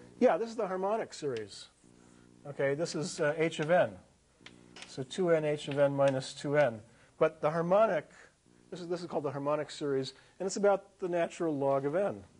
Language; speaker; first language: English; native; English